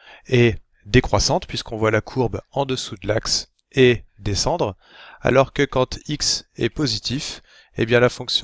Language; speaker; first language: French; native; French